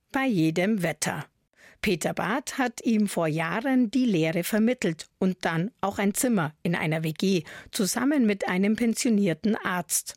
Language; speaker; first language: German; native; German